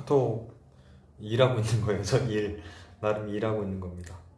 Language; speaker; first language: Korean; native; Korean